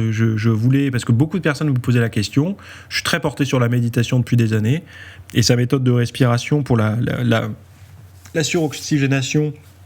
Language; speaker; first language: French; native; French